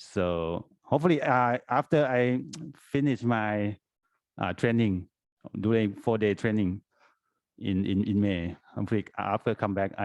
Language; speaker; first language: English; non-native, fluent; Thai